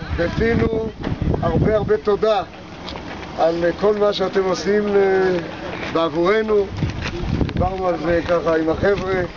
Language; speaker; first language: Hebrew; native; Hebrew